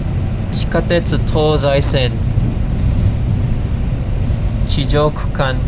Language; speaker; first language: Japanese; non-native, fluent; English